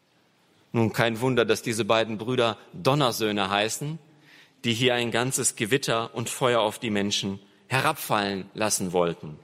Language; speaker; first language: German; native; German